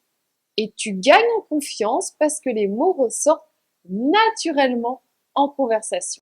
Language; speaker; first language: French; native; French